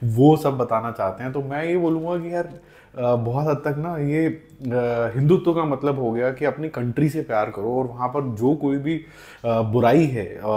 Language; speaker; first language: Hindi; non-native, local second language; Punjabi